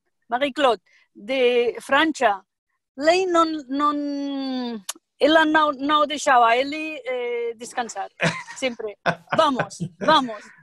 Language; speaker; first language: Portuguese; non-native, learner; Spanish